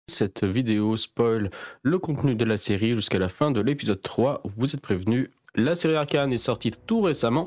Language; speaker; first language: French; native; French